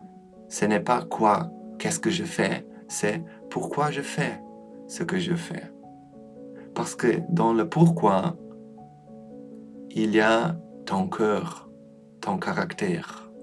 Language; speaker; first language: French; non-native, learner; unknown